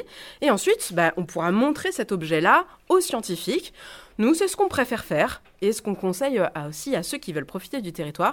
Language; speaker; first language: French; native; French